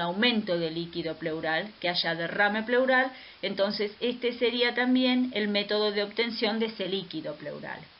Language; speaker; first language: Spanish; native; Spanish